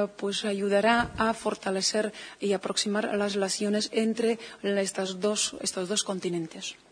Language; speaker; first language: Spanish; non-native, fluent; Czech